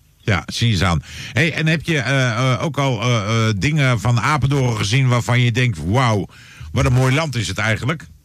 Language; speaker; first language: Dutch; native; Dutch